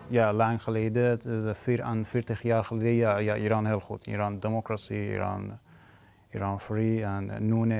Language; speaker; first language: Dutch; non-native, learner; Persian